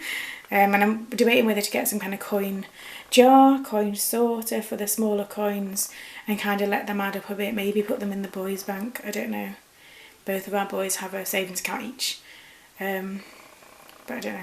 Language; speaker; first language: English; native; English